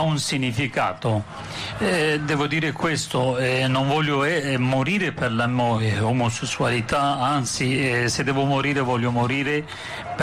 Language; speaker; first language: Italian; non-native, fluent; Turkish